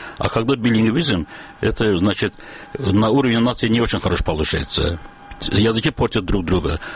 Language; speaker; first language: Russian; non-native, local second language; Azerbaijani